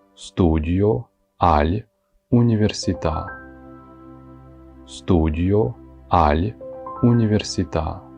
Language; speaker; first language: Italian; non-native, fluent; Ukrainian